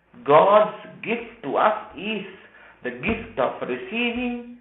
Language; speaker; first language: English; non-native, local second language; Sinhala